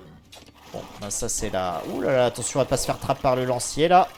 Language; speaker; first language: French; native; French